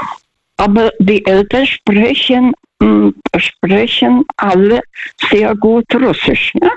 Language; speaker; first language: German; non-native, fluent; Russian